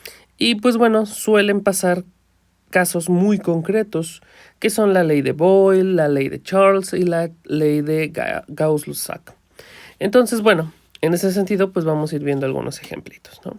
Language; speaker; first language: Spanish; native; Spanish